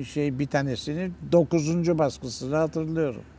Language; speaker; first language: Turkish; native; Turkish